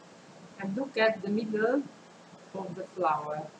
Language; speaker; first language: English; non-native, fluent; Hungarian